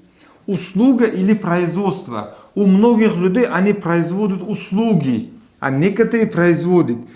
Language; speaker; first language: Russian; non-native, local second language; Uzbek